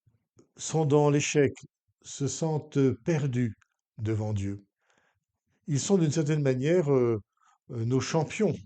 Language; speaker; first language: French; native; French